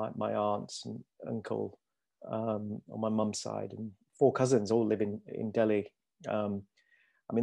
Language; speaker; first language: English; native; English